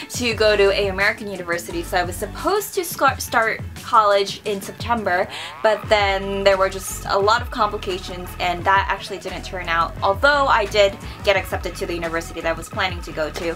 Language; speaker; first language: English; native; English